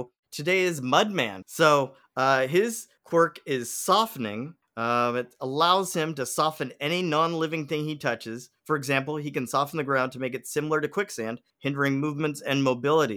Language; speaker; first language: English; native; English